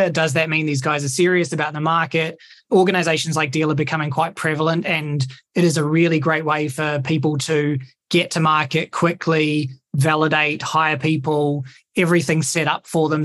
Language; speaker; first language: English; native; English